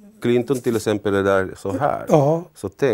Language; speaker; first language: Swedish; non-native, learner; Spanish